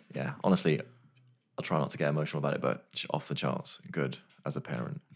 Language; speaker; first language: English; native; English